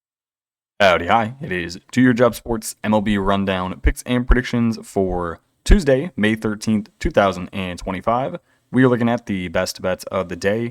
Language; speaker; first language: English; native; English